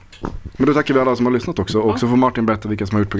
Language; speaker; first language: Swedish; native; Swedish